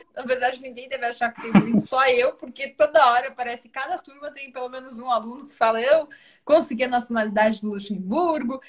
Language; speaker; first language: Portuguese; native; Portuguese